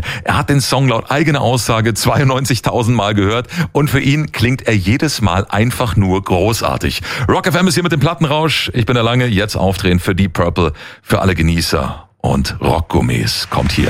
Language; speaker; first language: German; native; German